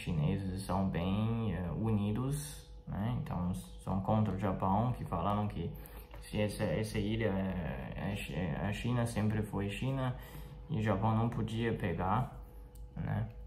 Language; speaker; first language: Portuguese; non-native, fluent; Chinese